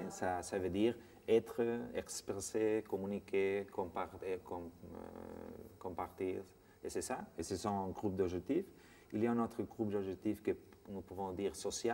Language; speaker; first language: French; non-native, fluent; Spanish